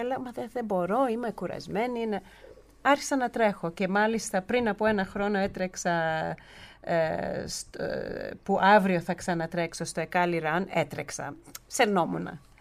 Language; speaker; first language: Greek; early bilingual, heritage; Greek